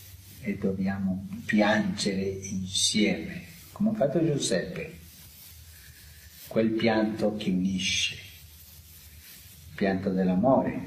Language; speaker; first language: Italian; non-native, fluent; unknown